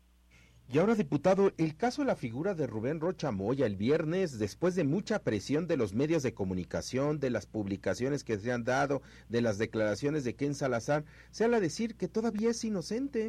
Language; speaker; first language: Spanish; native; Spanish